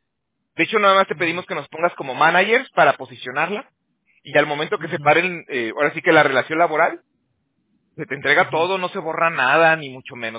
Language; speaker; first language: Spanish; native; Spanish